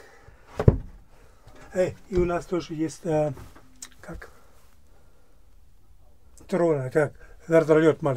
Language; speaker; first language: Russian; non-native, learner; German